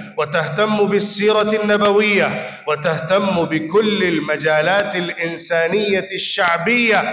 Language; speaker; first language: Arabic; non-native, fluent; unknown